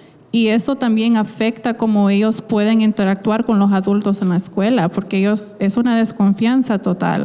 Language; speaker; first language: Spanish; early bilingual, heritage; Spanish